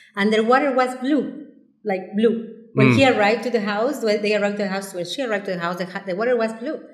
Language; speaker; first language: English; non-native, fluent; Spanish